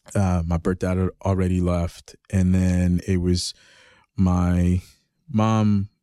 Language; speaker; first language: English; early bilingual, other home language; Greek